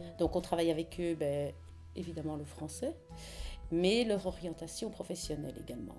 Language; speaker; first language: French; native; French